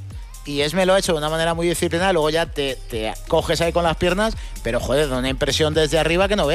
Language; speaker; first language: Spanish; native; Spanish